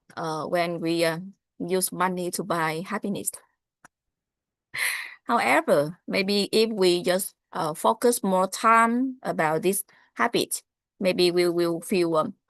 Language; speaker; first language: English; non-native, learner; Vietnamese